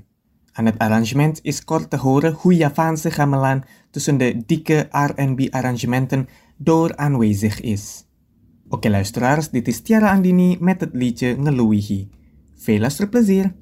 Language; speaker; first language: Dutch; non-native, fluent; Indonesian